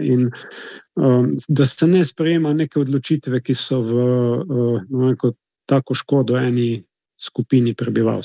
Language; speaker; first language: Slovenian; native; Slovenian